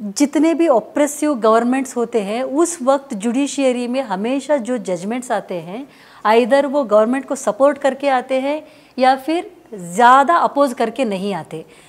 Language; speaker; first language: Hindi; non-native, local second language; Kannada